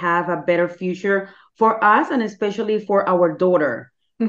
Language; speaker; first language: English; non-native, fluent; Spanish